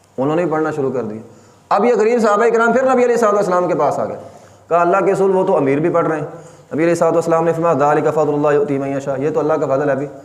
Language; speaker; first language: Urdu; native; Urdu